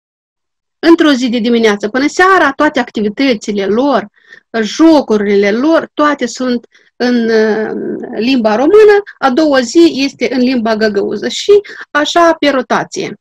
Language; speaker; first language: Romanian; non-native, local second language; Gagauz